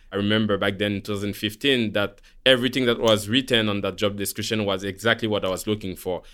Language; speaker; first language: English; non-native, fluent; Haitian Creole